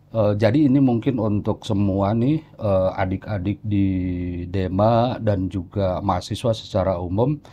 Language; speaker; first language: Indonesian; native; Indonesian